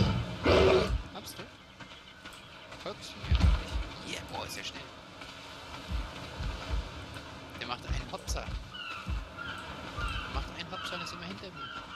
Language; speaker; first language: German; native; German